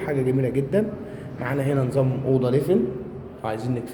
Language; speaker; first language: Arabic; native; Arabic